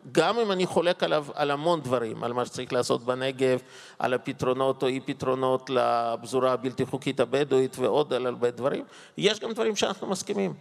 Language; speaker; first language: Hebrew; non-native, fluent; Russian